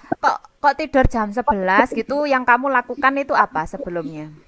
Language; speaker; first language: Indonesian; native; Indonesian